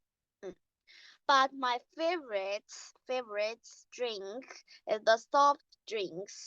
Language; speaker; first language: English; non-native, learner; Chinese